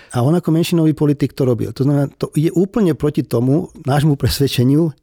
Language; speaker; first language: Slovak; non-native, local second language; Hungarian